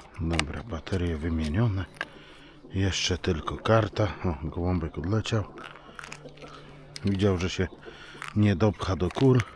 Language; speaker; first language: Polish; native; Polish